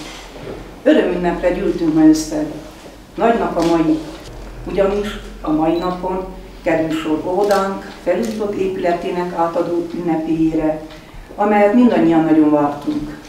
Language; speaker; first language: Hungarian; native; Hungarian